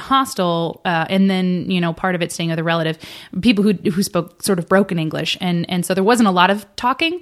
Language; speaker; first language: English; native; English